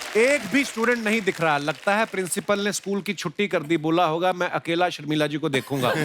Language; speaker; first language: Hindi; non-native, local second language; Punjabi